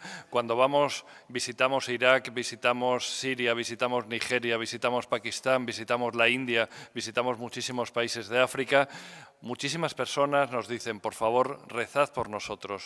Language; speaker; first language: Spanish; native; Spanish